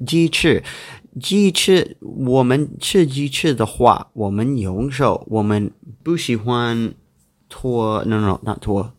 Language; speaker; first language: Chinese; non-native, learner; English